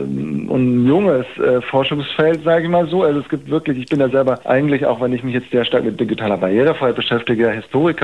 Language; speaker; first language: German; native; German